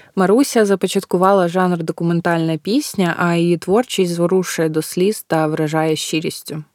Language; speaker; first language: Ukrainian; native; Ukrainian